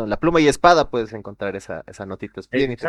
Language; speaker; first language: Spanish; native; Spanish